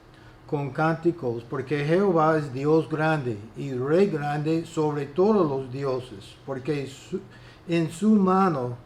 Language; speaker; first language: Spanish; non-native, fluent; English